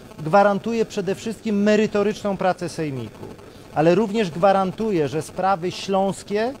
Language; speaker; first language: Polish; native; Polish